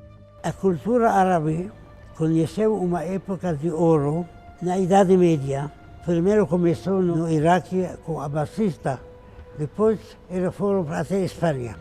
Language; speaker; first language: Portuguese; non-native, fluent; Arabic